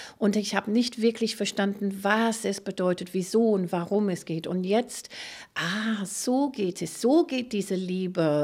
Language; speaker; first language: German; non-native, fluent; English